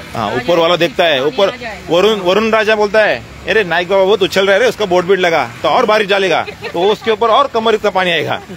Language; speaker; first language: Hindi; non-native, local second language; Marathi